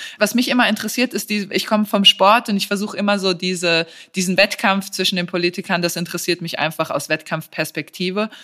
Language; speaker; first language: German; early bilingual, other home language; Serbian